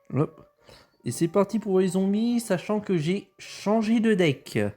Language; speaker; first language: French; native; French